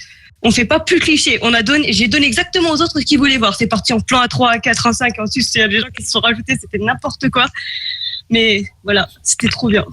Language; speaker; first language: French; native; French